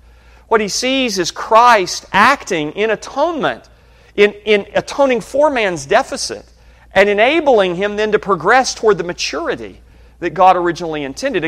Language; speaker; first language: English; native; English